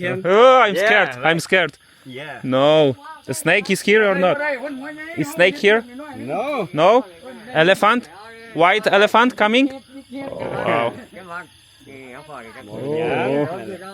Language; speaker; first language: English; non-native, learner; Polish